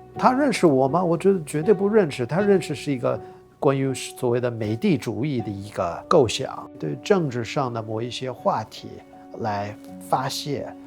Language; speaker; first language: Chinese; non-native, fluent; English